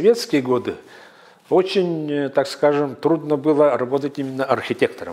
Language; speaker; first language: Russian; native; Russian